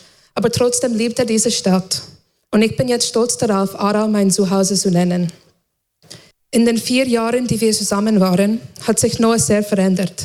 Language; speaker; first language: German; non-native, fluent; English